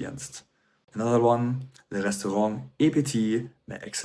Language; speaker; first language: French; non-native, fluent; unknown